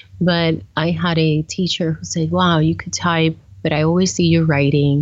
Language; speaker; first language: English; early bilingual, other home language; Spanish